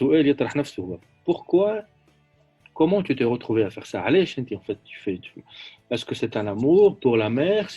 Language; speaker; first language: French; non-native, local second language; Arabic